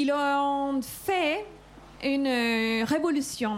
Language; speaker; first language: French; non-native, fluent; Spanish